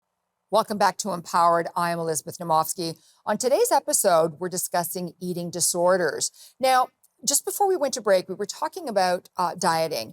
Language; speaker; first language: English; native; English